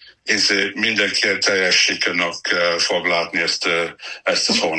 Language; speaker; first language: Hungarian; non-native, learner; English